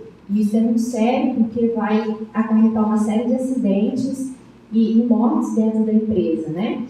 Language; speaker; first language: Portuguese; native; Portuguese